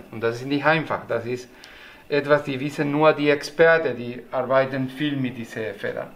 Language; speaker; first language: German; non-native, learner; Spanish